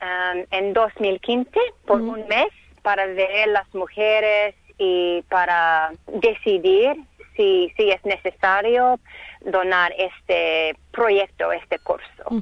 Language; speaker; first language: Spanish; non-native, learner; English